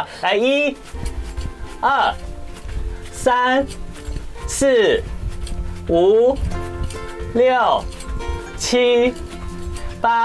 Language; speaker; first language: Chinese; native; Chinese